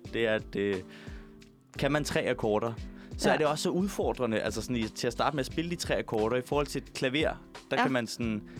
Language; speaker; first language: Danish; native; Danish